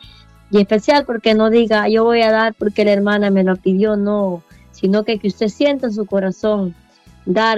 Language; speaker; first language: Spanish; native; Spanish